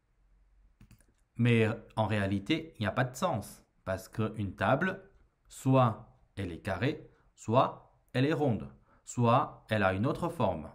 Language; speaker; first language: French; non-native, fluent; Chinese